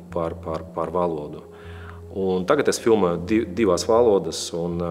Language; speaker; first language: Latvian; non-native, local second language; Russian